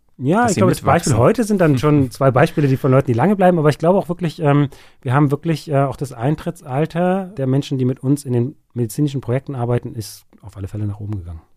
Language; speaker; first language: German; native; German